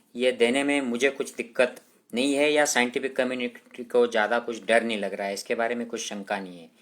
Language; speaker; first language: Hindi; non-native, local second language; Marathi